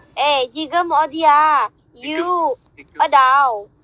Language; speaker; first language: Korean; non-native, learner; Vietnamese